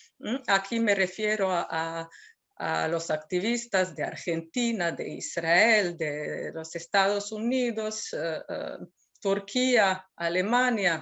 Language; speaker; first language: Spanish; non-native, fluent; Serbian